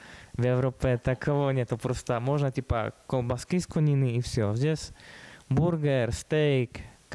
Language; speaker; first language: Russian; non-native, fluent; Slovak